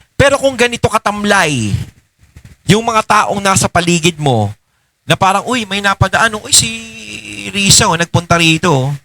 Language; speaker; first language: Filipino; native; Filipino